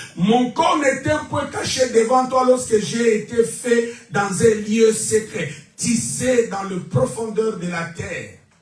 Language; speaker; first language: French; non-native, local second language; Lingala